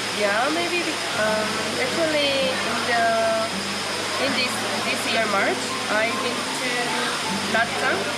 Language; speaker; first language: English; non-native, learner; Korean